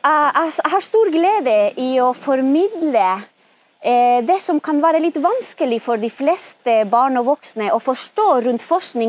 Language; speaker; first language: Norwegian; non-native, fluent; Spanish